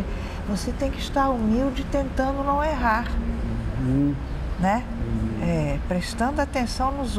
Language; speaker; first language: Portuguese; early bilingual, other home language; Italian